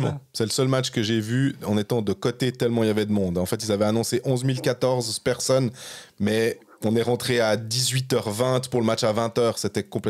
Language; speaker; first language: French; native; French